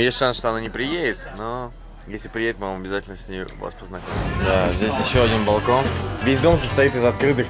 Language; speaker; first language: Russian; native; Russian